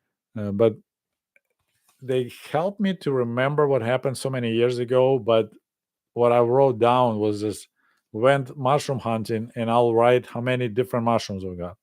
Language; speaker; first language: English; non-native, fluent; Russian